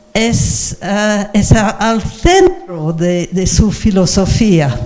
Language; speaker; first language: Spanish; non-native, fluent; English